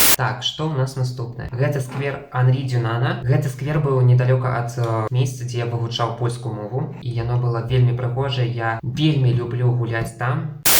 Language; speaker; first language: Belarusian; non-native, local second language; Russian